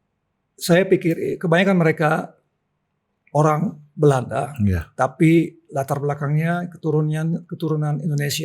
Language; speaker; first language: Indonesian; non-native, local second language; Dutch